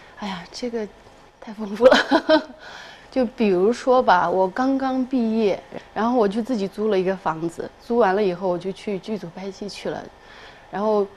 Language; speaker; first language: Chinese; non-native, local second language; Tibetan